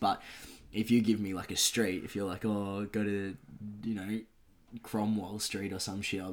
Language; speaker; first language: English; native; English